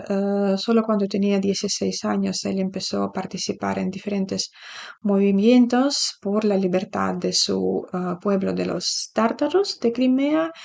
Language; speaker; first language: Spanish; non-native, fluent; Ukrainian